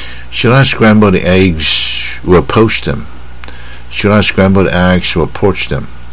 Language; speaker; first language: English; non-native, fluent; Chinese